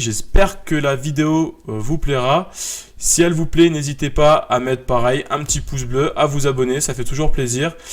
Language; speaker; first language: French; native; French